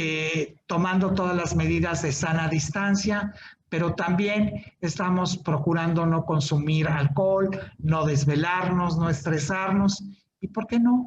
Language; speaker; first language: Spanish; native; Spanish